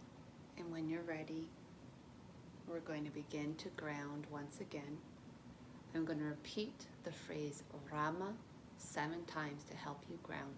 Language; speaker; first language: English; native; English